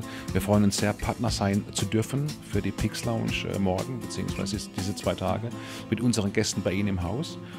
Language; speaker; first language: German; native; German